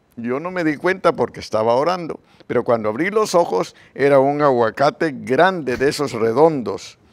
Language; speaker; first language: Spanish; native; Spanish